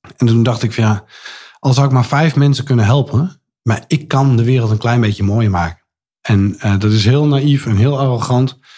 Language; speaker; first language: Dutch; native; Dutch